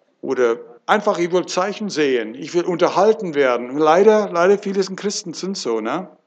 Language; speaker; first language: German; non-native, fluent; English